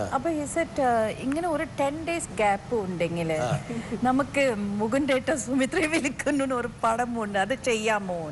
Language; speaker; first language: Malayalam; non-native, fluent; Tamil